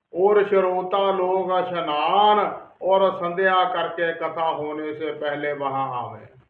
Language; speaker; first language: Hindi; non-native, local second language; Punjabi